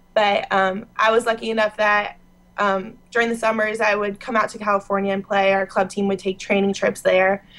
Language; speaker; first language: English; native; English